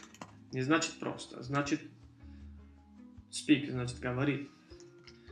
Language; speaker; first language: Russian; early bilingual, heritage; Russian